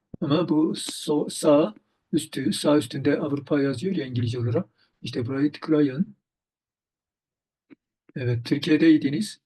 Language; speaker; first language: Turkish; non-native, fluent; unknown